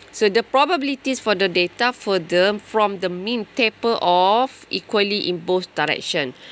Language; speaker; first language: English; non-native, local second language; Malay